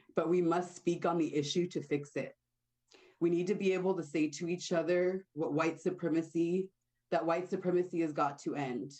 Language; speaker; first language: English; native; English